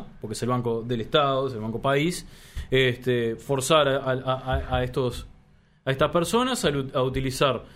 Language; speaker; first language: Spanish; native; Spanish